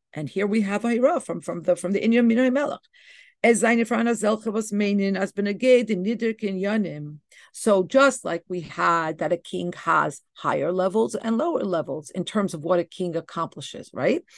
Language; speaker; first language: English; native; English